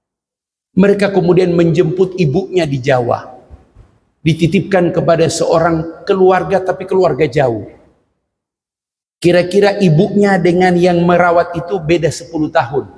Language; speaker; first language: Indonesian; native; Indonesian